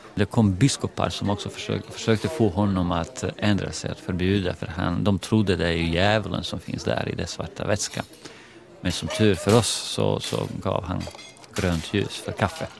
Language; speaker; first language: Swedish; non-native, fluent; Bosnian